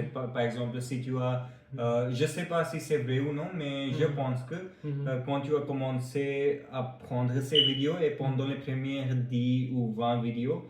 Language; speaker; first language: French; non-native, fluent; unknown